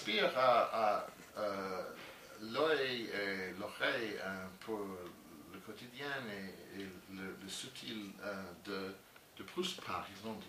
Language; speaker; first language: French; non-native, learner; English